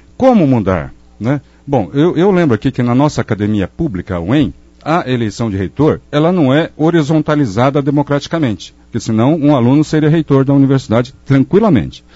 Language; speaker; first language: Portuguese; native; Portuguese